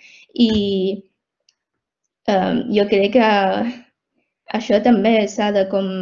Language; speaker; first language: Catalan; non-native, fluent; Chinese